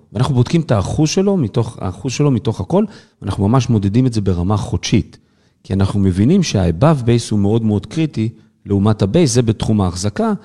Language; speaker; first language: Hebrew; native; Hebrew